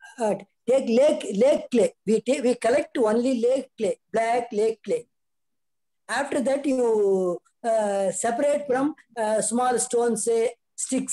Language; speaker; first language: English; non-native, learner; Tamil